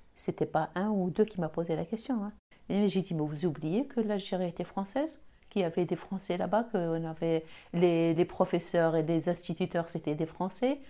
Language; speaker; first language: French; non-native, local second language; Arabic